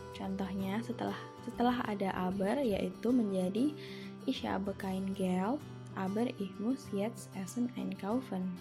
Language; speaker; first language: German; non-native, fluent; Indonesian